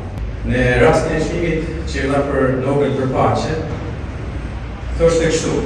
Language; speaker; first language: Albanian; native; Albanian